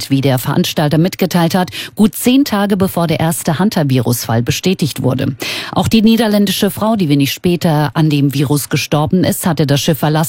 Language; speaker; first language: German; native; German